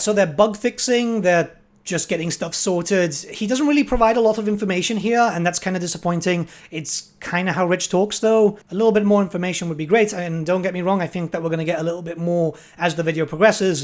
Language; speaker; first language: English; native; English